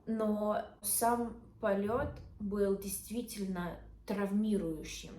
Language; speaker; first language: Russian; non-native, learner; English